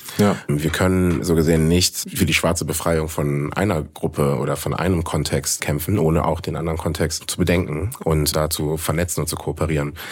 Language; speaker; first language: German; native; German